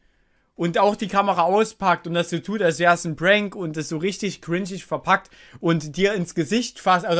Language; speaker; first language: German; native; German